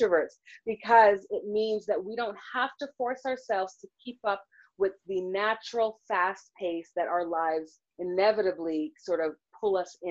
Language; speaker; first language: English; native; English